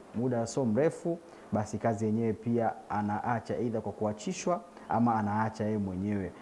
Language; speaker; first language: Swahili; native; Swahili